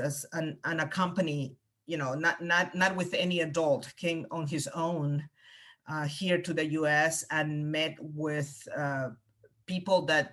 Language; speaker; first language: English; non-native, fluent; Spanish